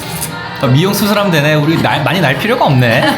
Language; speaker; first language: Korean; native; Korean